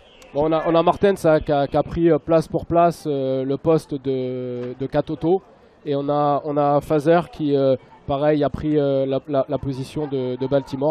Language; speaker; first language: French; native; French